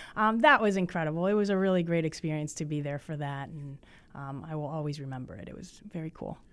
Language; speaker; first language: English; early bilingual, other home language; Spanish